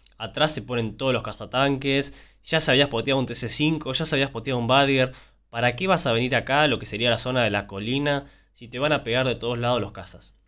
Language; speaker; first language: Spanish; native; Spanish